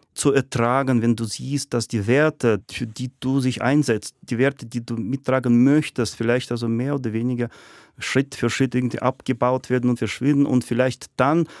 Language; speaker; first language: German; non-native, fluent; Russian